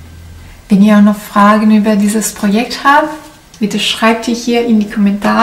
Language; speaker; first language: German; non-native, learner; Italian